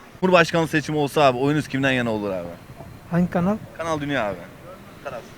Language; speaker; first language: Turkish; native; Turkish